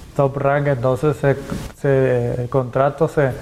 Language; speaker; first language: Spanish; native; Spanish